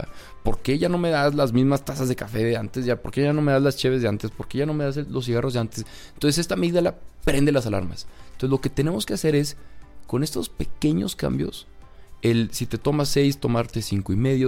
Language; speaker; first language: Spanish; native; Spanish